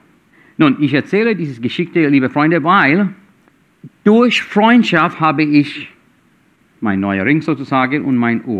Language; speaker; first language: German; non-native, fluent; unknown